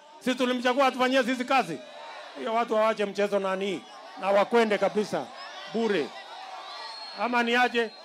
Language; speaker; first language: Swahili; non-native, local second language; Kalenjin